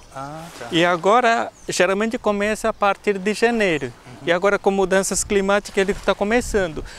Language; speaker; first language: Portuguese; non-native, fluent; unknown